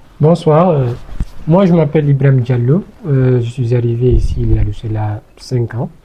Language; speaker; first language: French; non-native, local second language; Fula